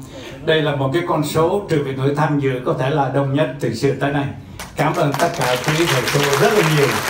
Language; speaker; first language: Vietnamese; native; Vietnamese